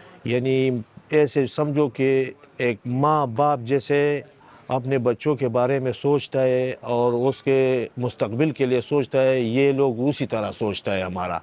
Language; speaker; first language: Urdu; non-native, fluent; Pashto